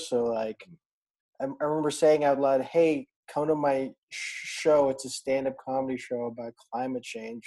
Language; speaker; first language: English; non-native, local second language; Filipino